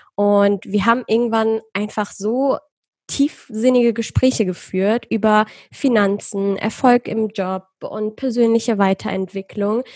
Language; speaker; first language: German; early bilingual, other home language; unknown